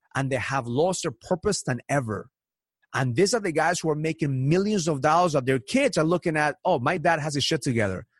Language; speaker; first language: English; early bilingual, other home language; Spanish